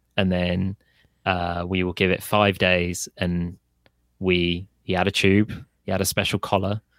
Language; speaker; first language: English; native; English